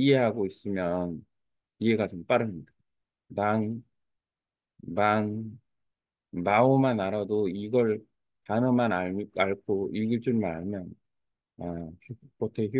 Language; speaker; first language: Korean; native; Korean